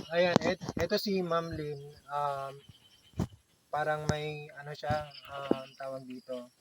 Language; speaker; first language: Filipino; native; Filipino